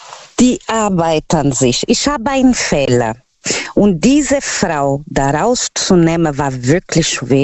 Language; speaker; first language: German; non-native, learner; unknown